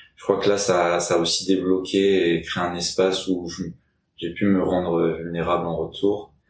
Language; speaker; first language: French; native; French